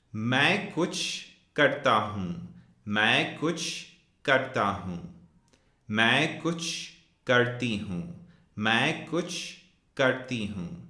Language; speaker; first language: Hindi; non-native, fluent; English